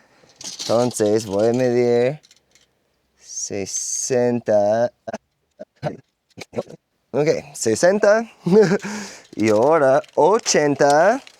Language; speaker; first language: Spanish; non-native, learner; English